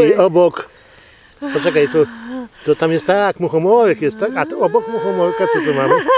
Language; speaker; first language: Polish; native; Polish